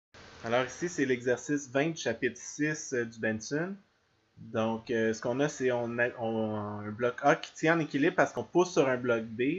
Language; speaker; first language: French; native; French